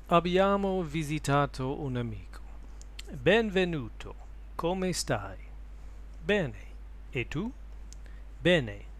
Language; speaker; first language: Italian; non-native, learner; English